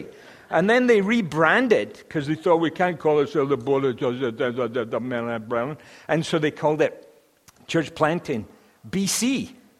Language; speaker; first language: English; native; English